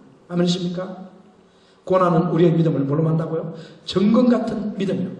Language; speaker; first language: Korean; native; Korean